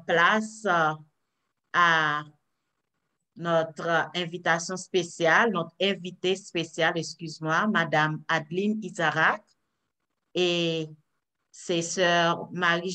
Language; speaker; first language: French; non-native, local second language; Haitian Creole